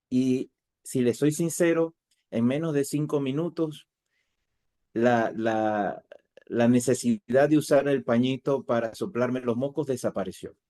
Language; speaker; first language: Spanish; native; Spanish